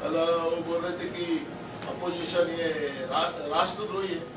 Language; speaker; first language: Hindi; non-native, local second language; Marathi